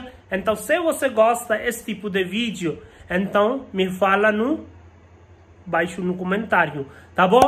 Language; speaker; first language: Portuguese; non-native, learner; Hindi